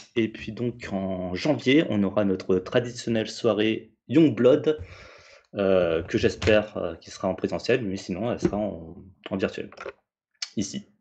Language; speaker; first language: French; native; French